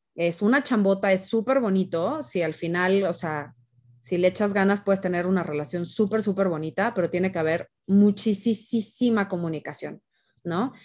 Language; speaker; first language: Spanish; native; Spanish